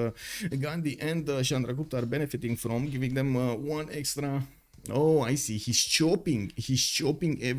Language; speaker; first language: English; non-native, fluent; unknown